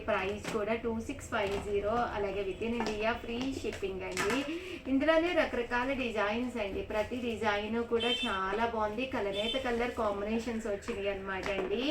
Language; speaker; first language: Telugu; native; Telugu